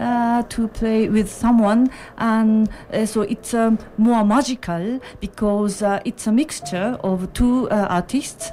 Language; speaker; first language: English; non-native, learner; Japanese